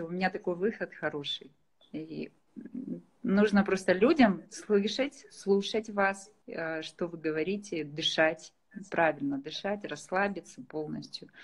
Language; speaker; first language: Russian; native; Russian